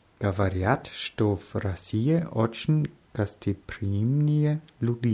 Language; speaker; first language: Russian; non-native, learner; German